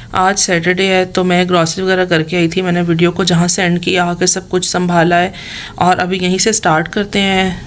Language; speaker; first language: Urdu; non-native, local second language; Punjabi